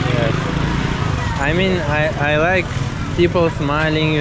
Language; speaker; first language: English; non-native, learner; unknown